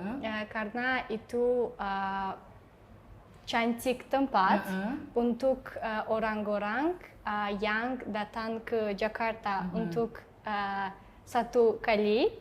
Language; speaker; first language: Indonesian; non-native, learner; Tajik